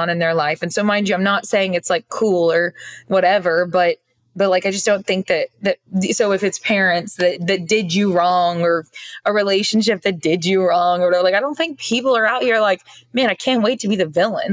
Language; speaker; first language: English; native; English